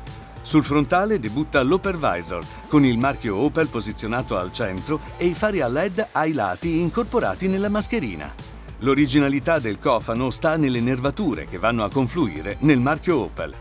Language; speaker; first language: Italian; native; Italian